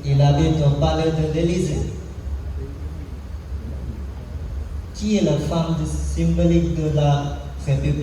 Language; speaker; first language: French; non-native, learner; Sinhala